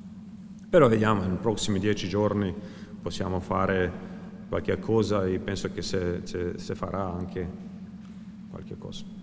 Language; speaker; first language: Italian; non-native, fluent; Croatian